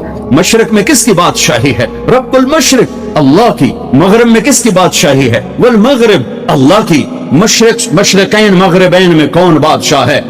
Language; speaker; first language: Hindi; non-native, local second language; Punjabi